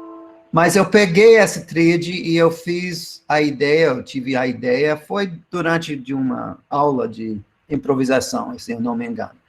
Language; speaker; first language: Portuguese; non-native, fluent; English